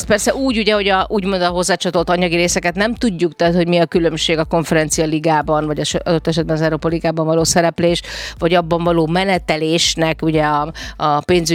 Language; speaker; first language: Hungarian; native; Hungarian